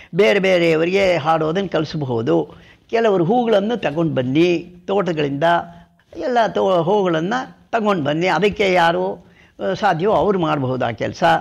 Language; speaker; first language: Kannada; non-native, local second language; Tamil